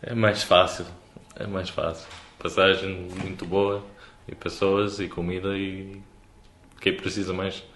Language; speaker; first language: Portuguese; non-native, learner; English